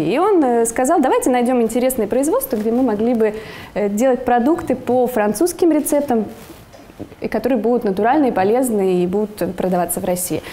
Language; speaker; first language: Russian; native; Russian